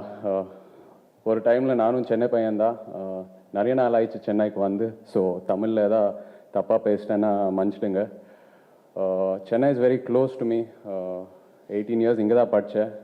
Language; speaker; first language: Tamil; non-native, local second language; Telugu